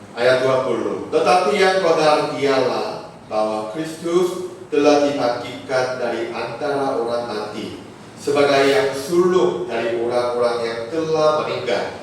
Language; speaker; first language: Indonesian; non-native, fluent; Korean